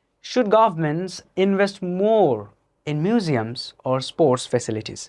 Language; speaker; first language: English; non-native, local second language; Bangla